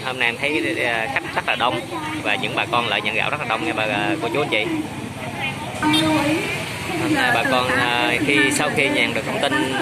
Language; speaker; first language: Vietnamese; native; Vietnamese